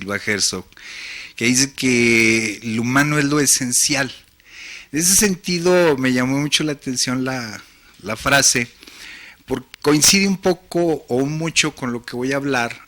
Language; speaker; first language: Spanish; native; Spanish